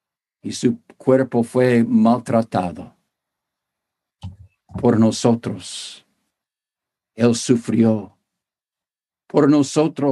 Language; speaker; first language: Spanish; non-native, fluent; English